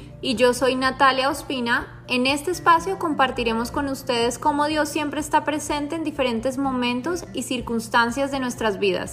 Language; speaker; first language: Spanish; native; Spanish